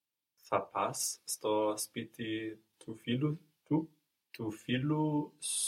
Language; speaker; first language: Greek; non-native, learner; English